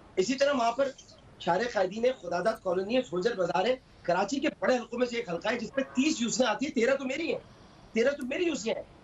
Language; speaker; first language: Urdu; native; Urdu